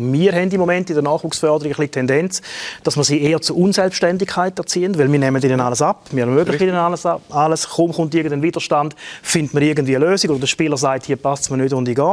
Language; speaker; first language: German; native; German